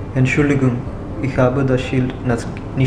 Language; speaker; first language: German; non-native, learner; Malayalam